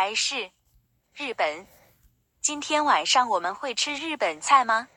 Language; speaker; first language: Chinese; non-native, learner; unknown